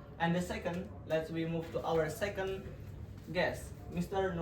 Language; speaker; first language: English; non-native, learner; Indonesian